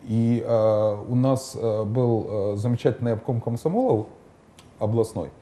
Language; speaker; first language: Russian; non-native, local second language; Ukrainian